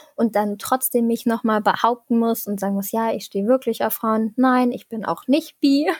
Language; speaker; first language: German; native; German